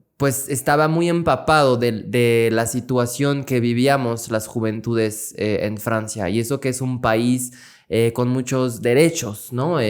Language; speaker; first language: Spanish; non-native, fluent; French